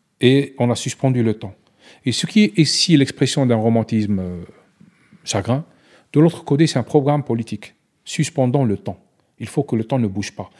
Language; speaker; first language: French; non-native, local second language; Arabic